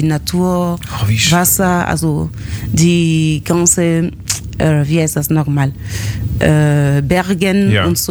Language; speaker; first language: German; non-native, fluent; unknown